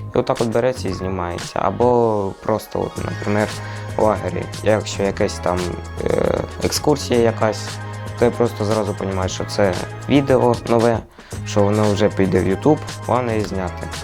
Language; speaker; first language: Ukrainian; native; Ukrainian